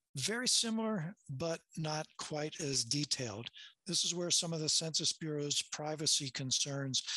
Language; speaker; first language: English; native; English